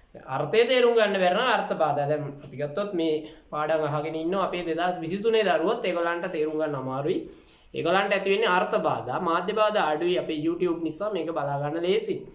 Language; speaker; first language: Sinhala; native; Sinhala